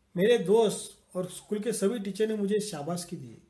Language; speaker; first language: Hindi; non-native, local second language; Marathi